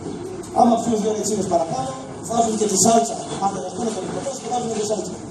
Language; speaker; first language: Greek; native; Greek